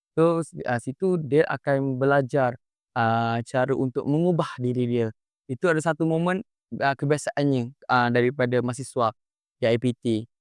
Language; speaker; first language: Malay; native; Malay